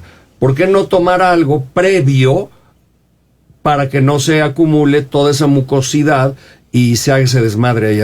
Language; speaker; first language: Spanish; native; Spanish